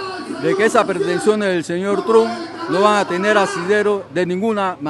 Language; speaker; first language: Spanish; native; Spanish